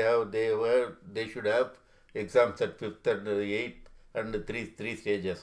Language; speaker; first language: English; non-native, local second language; Tamil